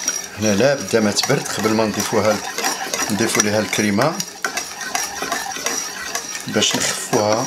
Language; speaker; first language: Arabic; native; Arabic